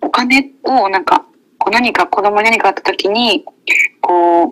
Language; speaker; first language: Japanese; native; Japanese